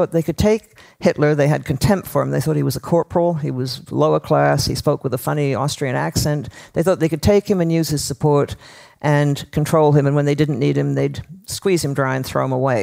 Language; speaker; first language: English; native; English